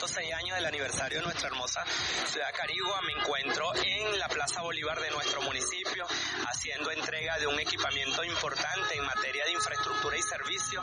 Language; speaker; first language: Spanish; native; Spanish